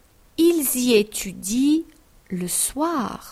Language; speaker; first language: French; non-native, fluent; English